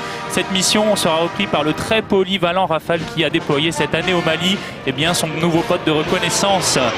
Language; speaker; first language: French; native; French